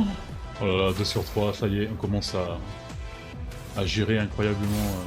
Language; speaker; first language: French; native; French